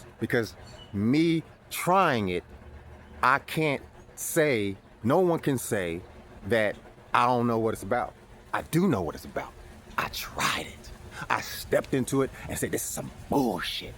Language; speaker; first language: English; native; English